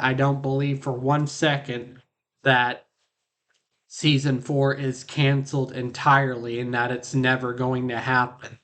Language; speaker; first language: English; native; English